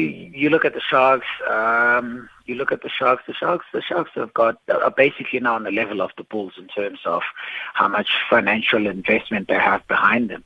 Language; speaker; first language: English; non-native, local second language; Xhosa